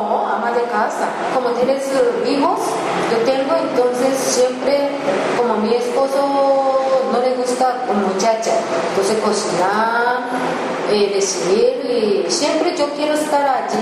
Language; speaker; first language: Spanish; non-native, learner; Japanese